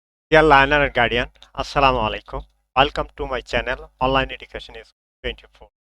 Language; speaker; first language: English; non-native, local second language; Bangla